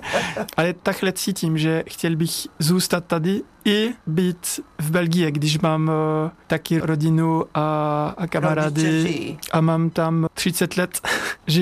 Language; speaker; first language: Czech; non-native, fluent; French